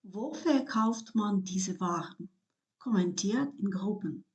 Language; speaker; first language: German; non-native, fluent; Ukrainian